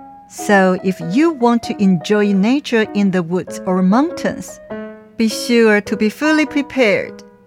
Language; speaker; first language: English; non-native, fluent; Chinese